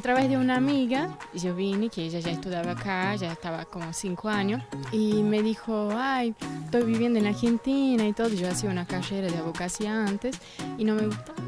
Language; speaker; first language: Spanish; non-native, fluent; Portuguese